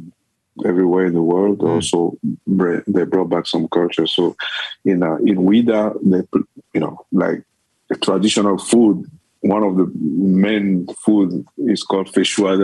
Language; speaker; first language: English; non-native, fluent; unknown